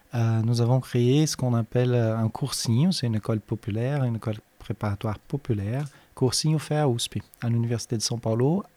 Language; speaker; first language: French; non-native, fluent; Portuguese